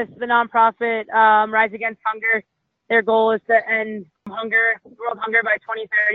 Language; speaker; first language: English; native; English